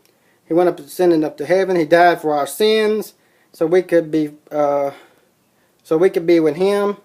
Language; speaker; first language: English; native; English